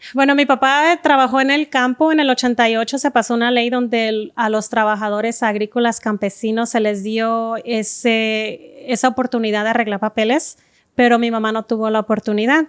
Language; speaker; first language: Spanish; native; Spanish